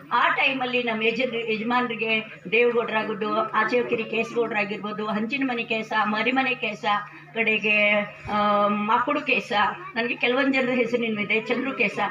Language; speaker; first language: Kannada; native; Kannada